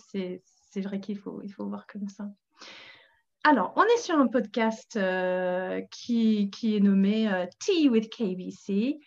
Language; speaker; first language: French; non-native, fluent; English